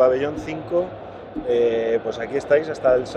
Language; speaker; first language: Spanish; native; Spanish